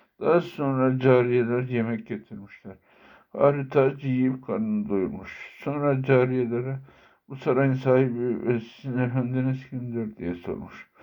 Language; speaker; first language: Turkish; native; Turkish